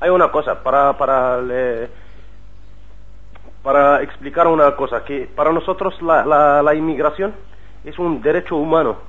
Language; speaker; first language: Spanish; non-native, learner; Arabic